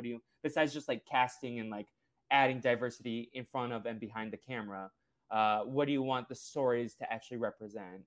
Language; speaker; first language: English; early bilingual, other home language; Portuguese